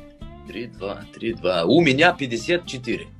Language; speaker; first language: Russian; non-native, learner; Bulgarian